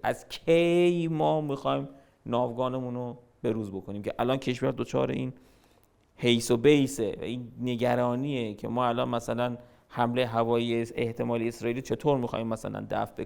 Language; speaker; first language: Persian; native; Persian